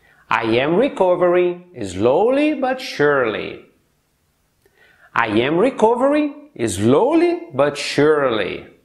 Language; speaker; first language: English; non-native, fluent; Portuguese